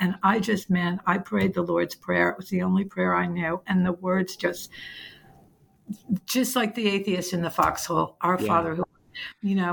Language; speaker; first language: English; native; English